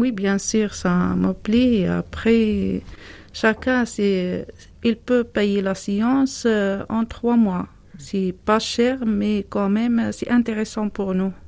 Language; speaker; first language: French; non-native, learner; Arabic